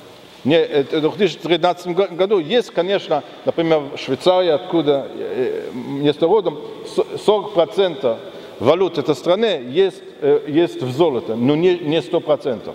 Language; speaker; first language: Russian; non-native, fluent; German